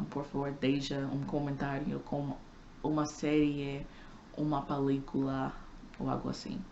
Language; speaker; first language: Portuguese; non-native, fluent; English